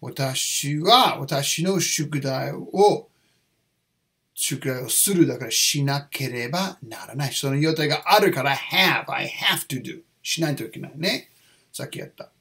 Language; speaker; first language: Japanese; non-native, learner; English